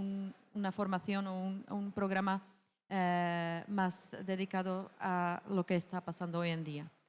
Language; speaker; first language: Spanish; non-native, fluent; Czech